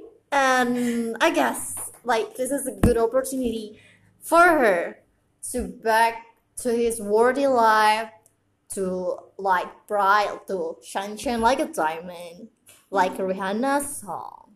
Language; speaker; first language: English; non-native, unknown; Indonesian